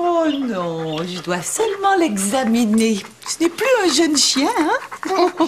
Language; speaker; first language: French; native; French